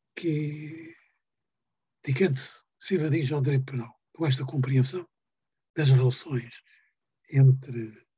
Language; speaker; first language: Portuguese; native; Portuguese